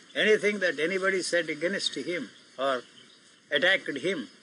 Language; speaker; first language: English; non-native, local second language; Telugu